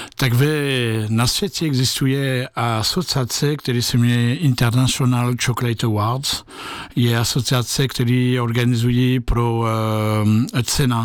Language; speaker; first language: Czech; non-native, learner; French